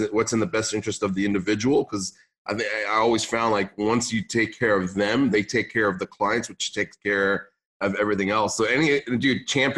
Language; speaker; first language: English; early bilingual, other home language; Arabic